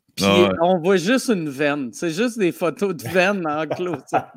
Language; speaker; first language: French; native; French